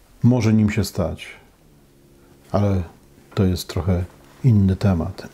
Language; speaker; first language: Polish; native; Polish